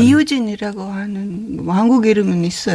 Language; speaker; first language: Korean; non-native, fluent; Hungarian